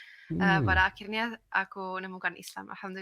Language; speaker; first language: Indonesian; non-native, fluent; Finnish